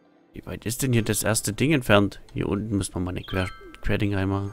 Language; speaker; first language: German; native; German